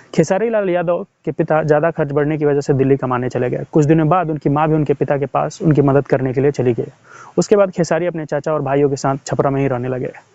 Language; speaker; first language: Hindi; native; Hindi